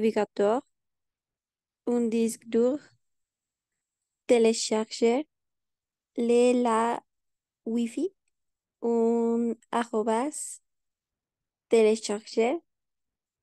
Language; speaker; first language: French; non-native, learner; Spanish